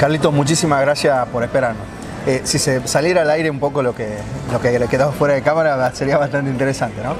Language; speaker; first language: Spanish; native; Spanish